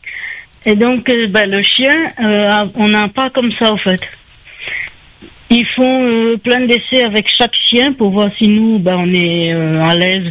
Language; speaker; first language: French; native; French